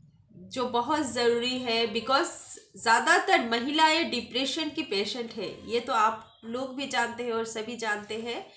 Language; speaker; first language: Hindi; non-native, local second language; Bangla